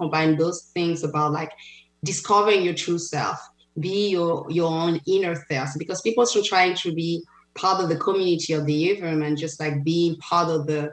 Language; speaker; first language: English; non-native, fluent; French